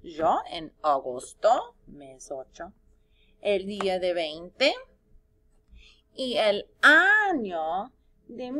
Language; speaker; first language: Spanish; non-native, fluent; English